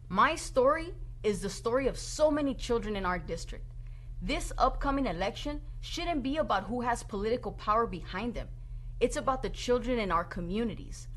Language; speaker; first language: English; native; English